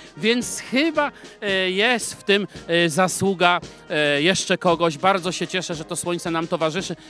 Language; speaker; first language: Polish; native; Polish